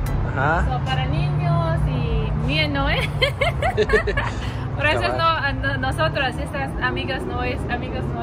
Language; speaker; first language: Spanish; non-native, learner; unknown